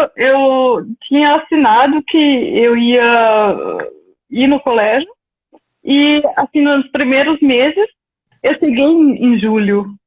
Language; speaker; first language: Portuguese; non-native, fluent; German